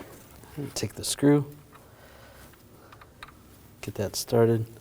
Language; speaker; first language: English; native; English